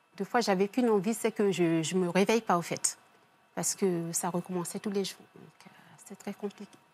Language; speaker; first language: French; early bilingual, other home language; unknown